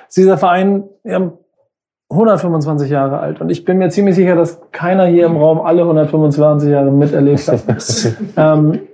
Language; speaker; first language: German; native; German